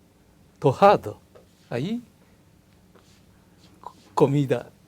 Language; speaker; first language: Portuguese; non-native, learner; Japanese